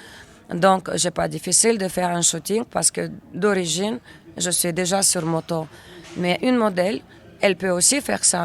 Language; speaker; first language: French; non-native, learner; Russian